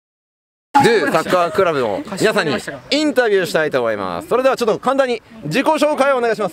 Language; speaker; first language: Japanese; native; Japanese